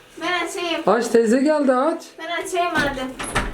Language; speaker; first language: Turkish; non-native, learner; Indonesian